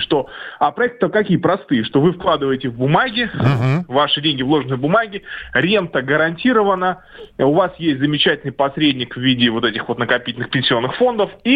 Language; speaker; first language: Russian; native; Russian